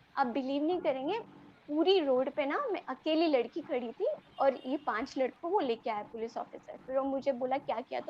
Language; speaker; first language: Hindi; non-native, local second language; Telugu